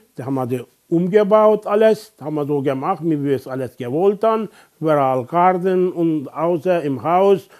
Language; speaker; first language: German; non-native, learner; Turkish